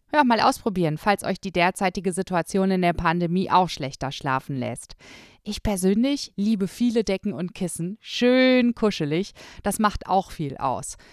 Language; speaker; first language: German; native; German